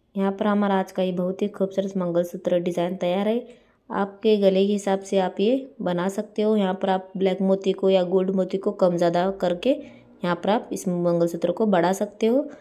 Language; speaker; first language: Hindi; native; Hindi